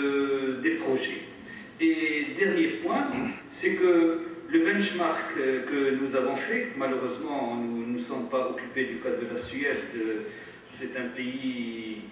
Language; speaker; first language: French; non-native, local second language; Arabic